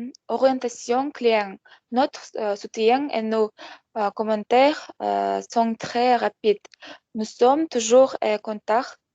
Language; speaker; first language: French; non-native, learner; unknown